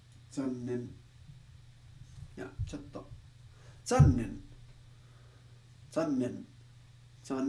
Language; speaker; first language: Japanese; non-native, learner; English